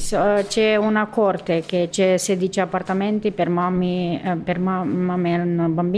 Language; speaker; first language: Italian; non-native, learner; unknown